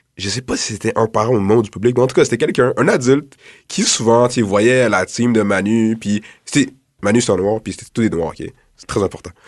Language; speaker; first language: French; early bilingual, other home language; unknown